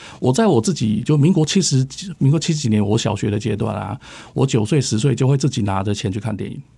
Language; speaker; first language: Chinese; native; Chinese